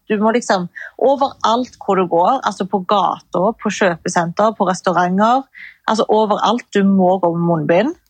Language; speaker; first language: Norwegian; early bilingual, other home language; Arabic